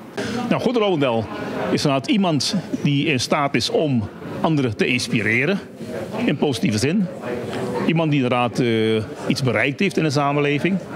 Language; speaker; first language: Dutch; native; Dutch